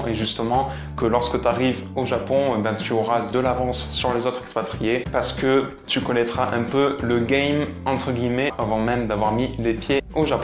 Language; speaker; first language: French; native; French